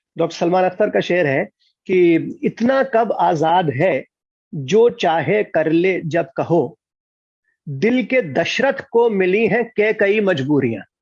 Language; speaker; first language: Urdu; native; Urdu